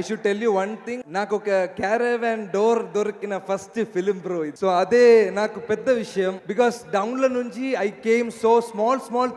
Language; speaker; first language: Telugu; non-native, learner; Malayalam